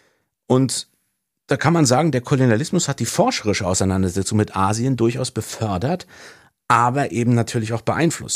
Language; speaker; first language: German; native; German